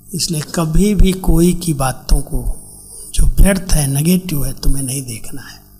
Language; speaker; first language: Hindi; native; Hindi